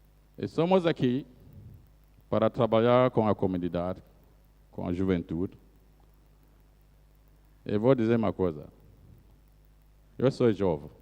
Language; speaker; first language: Portuguese; non-native, fluent; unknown